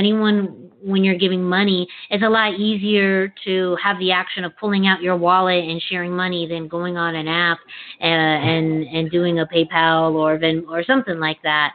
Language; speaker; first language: English; non-native, fluent; Spanish